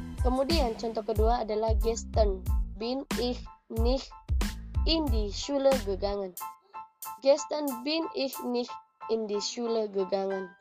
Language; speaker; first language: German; non-native, learner; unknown